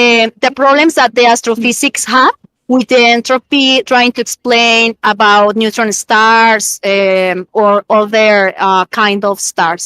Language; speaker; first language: English; non-native, learner; Spanish